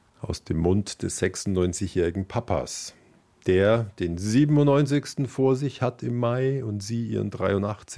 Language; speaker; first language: German; native; German